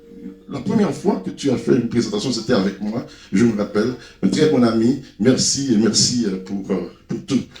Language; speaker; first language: French; non-native, local second language; Haitian Creole